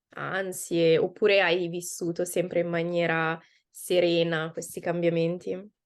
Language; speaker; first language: Italian; native; Italian